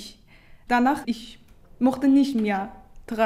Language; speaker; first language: German; non-native, learner; Persian